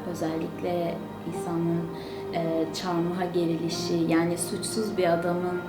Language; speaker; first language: Turkish; early bilingual, other home language; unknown